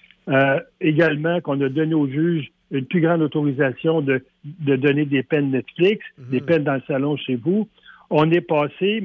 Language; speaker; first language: French; native; French